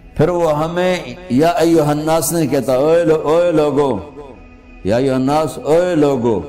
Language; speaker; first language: Urdu; non-native, local second language; Punjabi